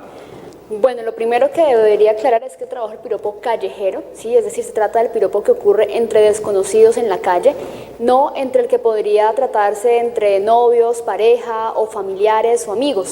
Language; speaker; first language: Spanish; native; Spanish